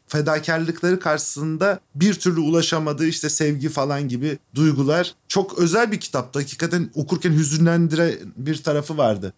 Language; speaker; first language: Turkish; native; Turkish